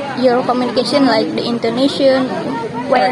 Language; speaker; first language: English; non-native, learner; Indonesian